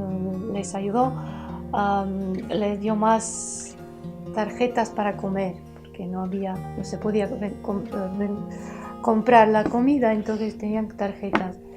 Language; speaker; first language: Spanish; early bilingual, heritage; Spanish